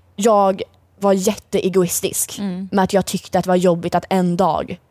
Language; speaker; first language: Swedish; native; Swedish